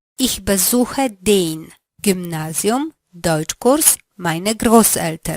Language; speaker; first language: German; non-native, fluent; Polish